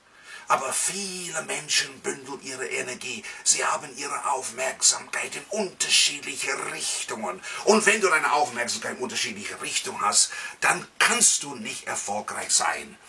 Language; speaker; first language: German; non-native, fluent; English